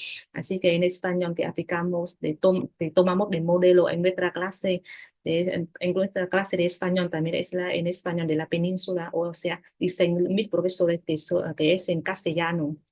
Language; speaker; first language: Spanish; non-native, fluent; Vietnamese